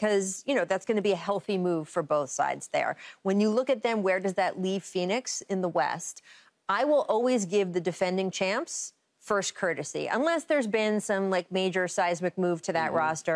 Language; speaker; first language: English; native; English